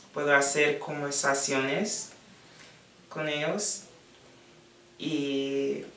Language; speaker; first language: Spanish; non-native, learner; English